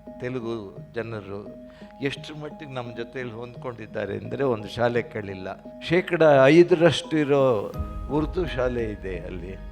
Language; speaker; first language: Kannada; non-native, local second language; Telugu